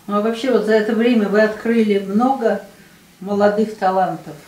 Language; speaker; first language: Russian; native; Russian